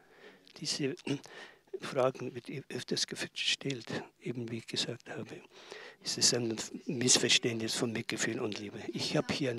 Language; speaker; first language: German; non-native, learner; Tibetan